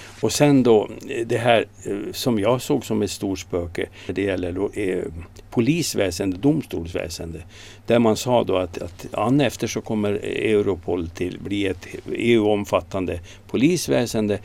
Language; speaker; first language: Swedish; native; Swedish